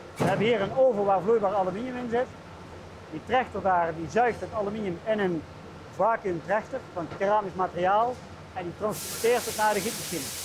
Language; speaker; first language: Dutch; native; Dutch